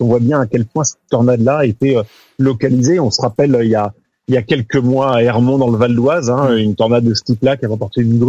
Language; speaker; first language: French; native; French